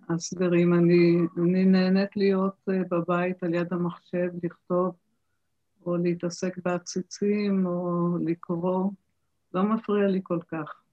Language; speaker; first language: Hebrew; early bilingual, other home language; German